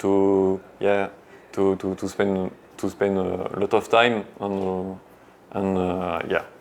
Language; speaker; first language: English; non-native, learner; French